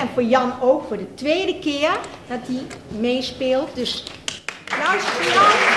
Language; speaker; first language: Dutch; native; Dutch